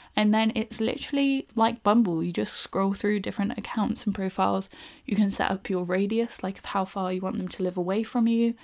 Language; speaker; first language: English; native; English